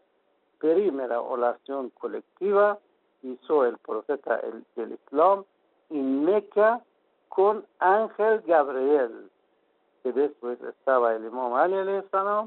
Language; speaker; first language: Spanish; non-native, fluent; Persian